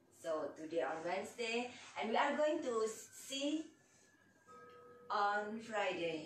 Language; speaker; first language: English; non-native, learner; Indonesian